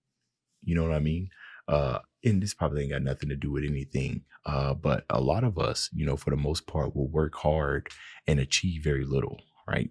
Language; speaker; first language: English; native; English